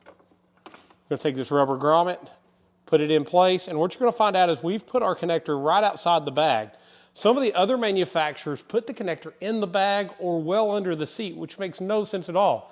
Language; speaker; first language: English; native; English